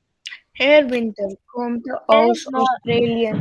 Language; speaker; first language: German; non-native, learner; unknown